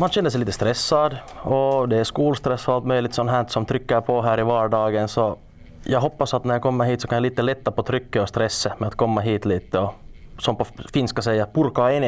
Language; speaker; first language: Swedish; non-native, local second language; Finnish